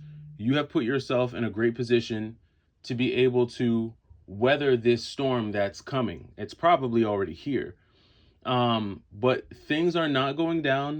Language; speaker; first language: English; native; English